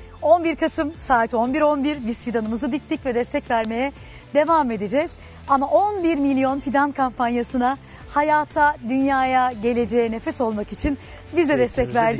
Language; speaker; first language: Turkish; native; Turkish